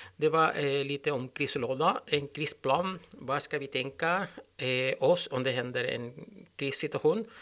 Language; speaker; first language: Swedish; non-native, learner; Spanish